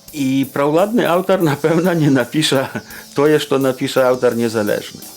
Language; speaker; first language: Belarusian; native; Belarusian